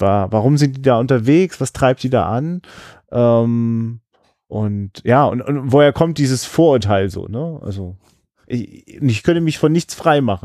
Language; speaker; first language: German; native; German